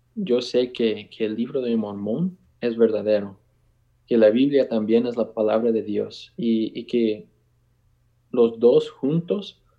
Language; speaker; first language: Spanish; non-native, fluent; English